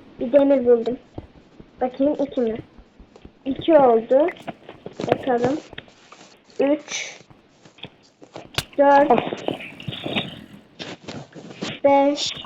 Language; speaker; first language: Turkish; native; Turkish